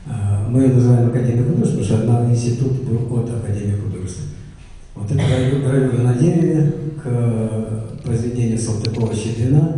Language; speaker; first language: Russian; native; Russian